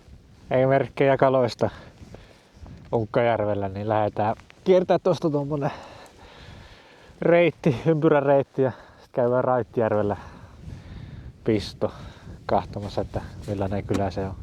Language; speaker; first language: Finnish; native; Finnish